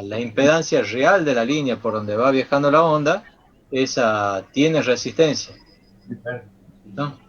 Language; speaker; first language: Spanish; native; Spanish